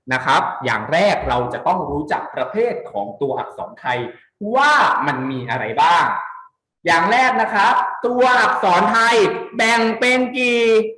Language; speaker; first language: Thai; native; Thai